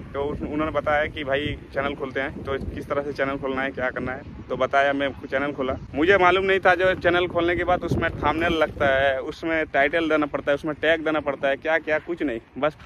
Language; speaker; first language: Hindi; non-native, local second language; Bangla